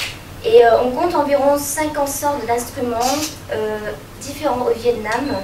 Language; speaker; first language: French; non-native, fluent; Vietnamese